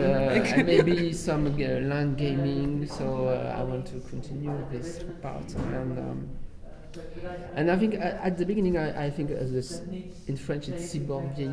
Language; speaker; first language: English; non-native, learner; French